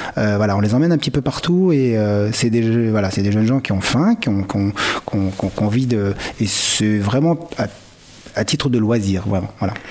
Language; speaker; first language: French; early bilingual, other home language; Malagasy